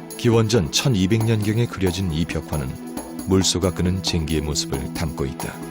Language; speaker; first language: Korean; native; Korean